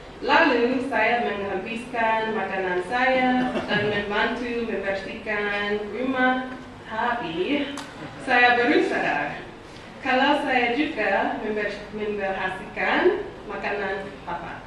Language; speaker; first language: Indonesian; non-native, learner; English